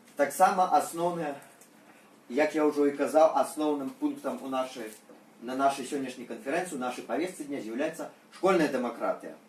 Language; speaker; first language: Belarusian; non-native, local second language; Russian